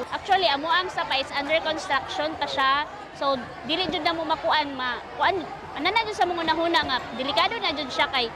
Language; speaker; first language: Cebuano; native; Cebuano